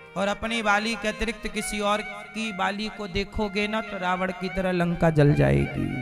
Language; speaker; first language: Hindi; native; Hindi